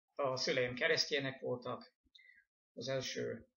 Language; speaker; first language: Hungarian; non-native, fluent; English